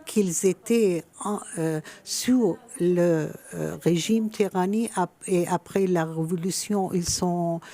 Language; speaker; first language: French; non-native, fluent; Arabic